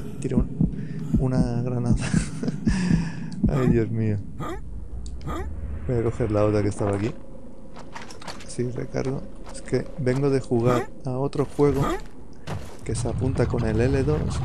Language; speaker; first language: Spanish; native; Spanish